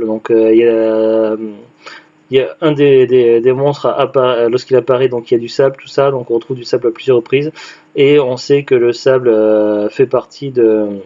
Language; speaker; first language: French; native; French